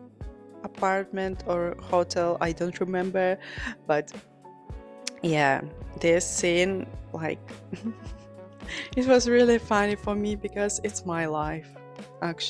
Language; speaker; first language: English; non-native, fluent; Georgian